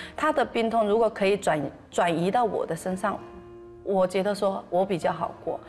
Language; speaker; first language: Chinese; native; Chinese